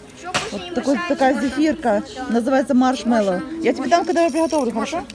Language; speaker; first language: Russian; native; Russian